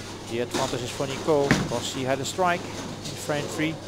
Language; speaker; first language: English; non-native, fluent; Dutch